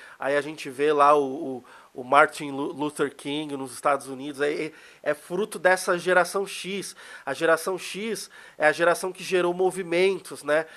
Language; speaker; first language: Portuguese; native; Portuguese